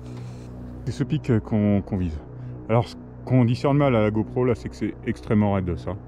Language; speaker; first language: French; native; French